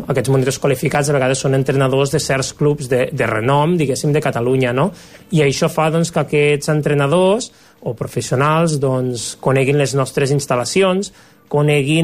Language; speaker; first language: Catalan; native; Catalan